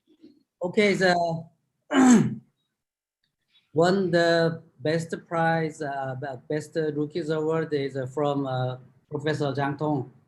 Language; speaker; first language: English; non-native, fluent; Korean